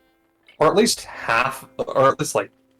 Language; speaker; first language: English; native; English